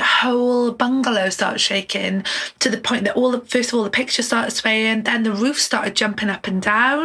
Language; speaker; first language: English; native; English